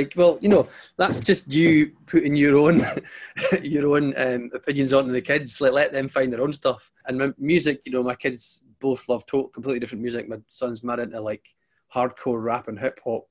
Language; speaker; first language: English; native; English